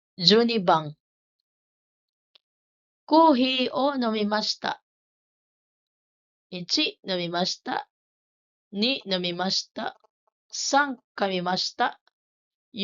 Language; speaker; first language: Japanese; non-native, fluent; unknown